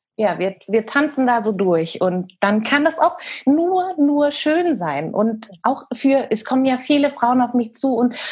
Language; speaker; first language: German; native; German